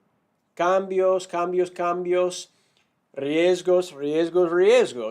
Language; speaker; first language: Spanish; non-native, fluent; English